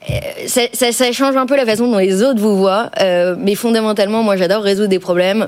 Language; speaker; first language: French; native; French